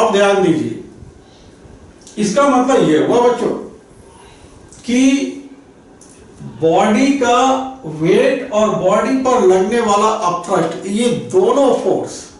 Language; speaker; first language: Hindi; native; Hindi